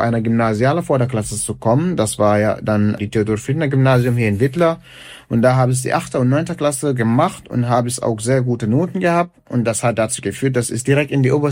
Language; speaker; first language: German; non-native, fluent; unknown